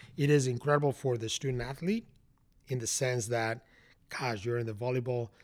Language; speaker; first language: English; non-native, fluent; Spanish